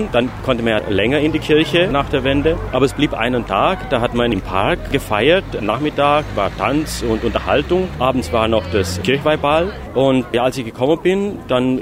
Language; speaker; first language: German; native; German